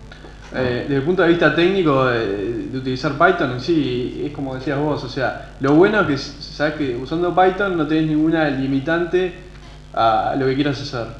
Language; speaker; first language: Spanish; native; Spanish